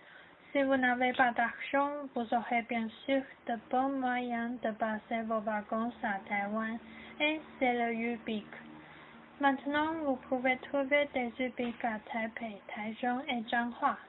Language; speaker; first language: French; non-native, learner; Chinese